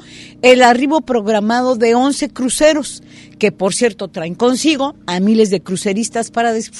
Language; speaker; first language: Spanish; native; Spanish